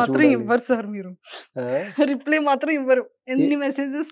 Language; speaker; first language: Telugu; native; Telugu